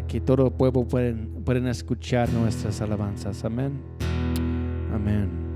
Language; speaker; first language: Spanish; non-native, fluent; English